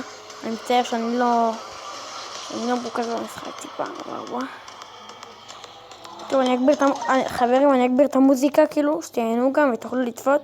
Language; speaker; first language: Hebrew; native; Hebrew